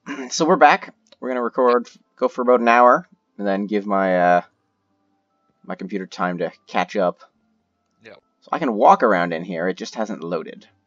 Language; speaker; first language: English; native; English